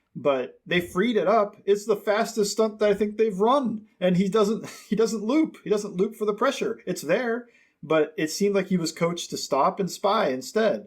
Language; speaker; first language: English; native; English